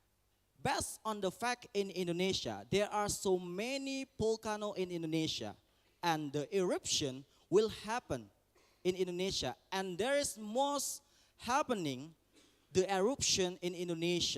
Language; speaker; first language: English; non-native, learner; Indonesian